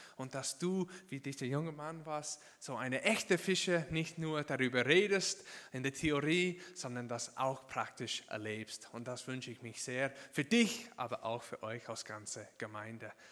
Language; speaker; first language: German; non-native, fluent; English